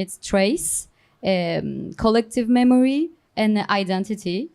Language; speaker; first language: English; non-native, learner; Turkish